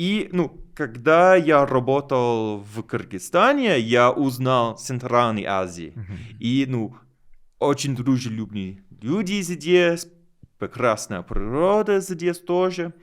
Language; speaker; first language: Russian; non-native, learner; English